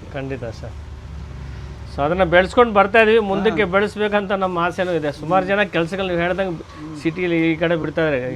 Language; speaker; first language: Kannada; non-native, local second language; Tamil